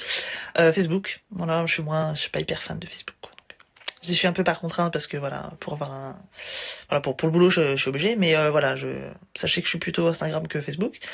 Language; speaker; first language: French; native; French